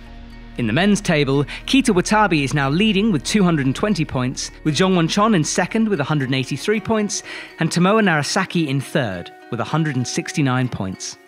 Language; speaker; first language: English; native; English